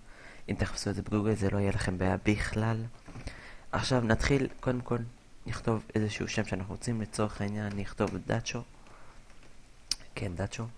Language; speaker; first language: Hebrew; native; Hebrew